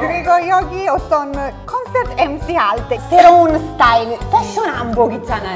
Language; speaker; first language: Korean; non-native, fluent; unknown